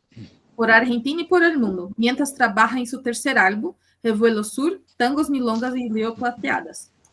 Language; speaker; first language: Spanish; non-native, learner; Portuguese